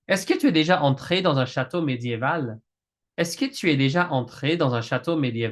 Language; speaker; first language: French; non-native, fluent; English